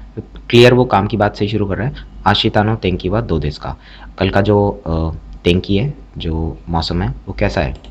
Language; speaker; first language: Hindi; native; Hindi